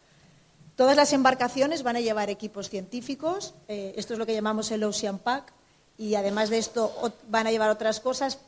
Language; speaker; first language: Spanish; native; Spanish